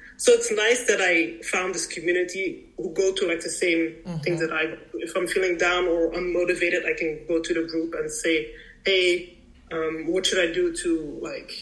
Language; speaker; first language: English; early bilingual, heritage; English